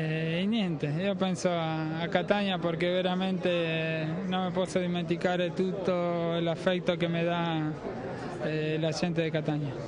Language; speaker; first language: Italian; non-native, fluent; Spanish